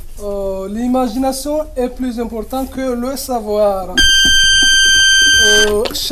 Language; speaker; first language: French; non-native, local second language; Comorian